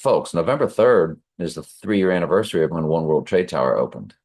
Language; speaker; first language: English; native; English